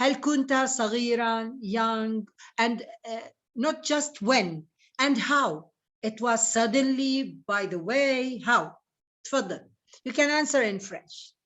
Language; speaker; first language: English; non-native, learner; Arabic